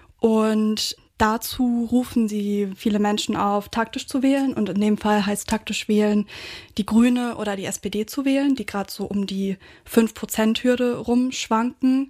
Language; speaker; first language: German; native; German